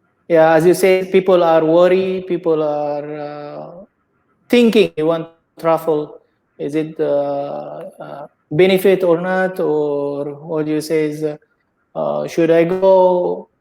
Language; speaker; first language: English; non-native, learner; Indonesian